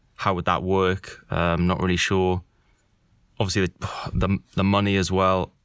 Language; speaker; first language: English; native; English